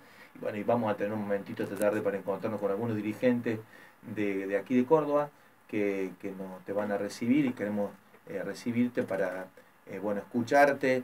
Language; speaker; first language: Spanish; native; Spanish